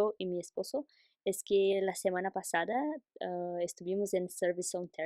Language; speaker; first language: Spanish; non-native, fluent; Portuguese